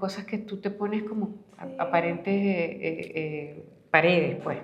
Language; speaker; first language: Spanish; native; Spanish